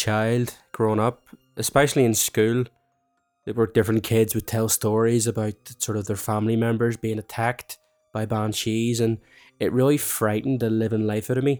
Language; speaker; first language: English; native; English